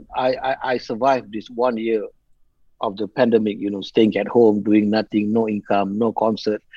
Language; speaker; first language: English; non-native, local second language; Malay